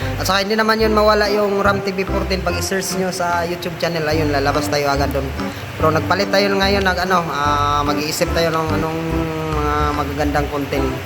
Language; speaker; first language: Filipino; native; Filipino